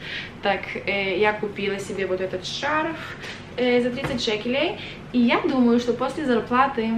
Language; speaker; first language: Russian; early bilingual, other home language; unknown